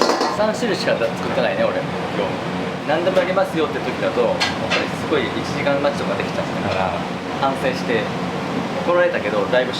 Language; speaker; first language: Japanese; native; Japanese